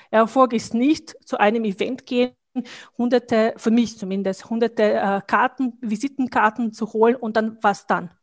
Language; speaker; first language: German; non-native, fluent; Bosnian